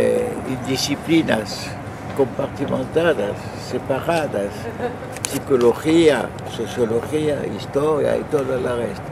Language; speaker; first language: Spanish; non-native, fluent; French